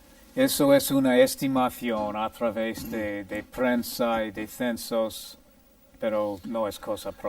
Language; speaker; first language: Spanish; non-native, fluent; English